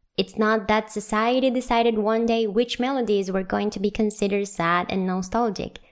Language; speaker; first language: English; non-native, fluent; Spanish